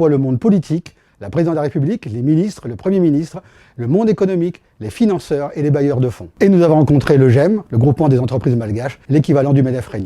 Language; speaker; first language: French; native; French